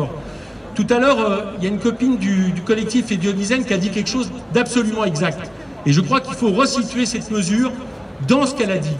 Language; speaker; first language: French; native; French